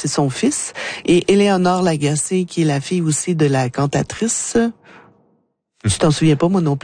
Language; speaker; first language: French; native; French